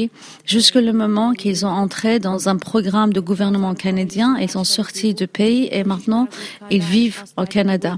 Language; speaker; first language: French; non-native, fluent; Kurdish